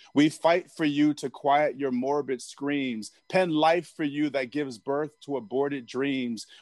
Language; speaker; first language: English; native; English